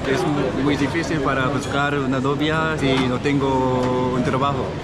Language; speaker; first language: Spanish; non-native, learner; Korean